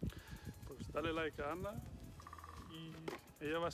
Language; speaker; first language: Spanish; non-native, fluent; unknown